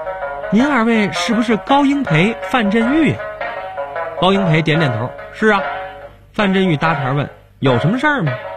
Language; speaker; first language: Chinese; native; Chinese